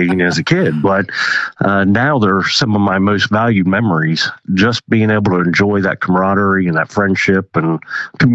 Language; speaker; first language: English; native; English